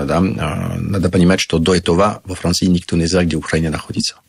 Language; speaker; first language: Russian; non-native, learner; French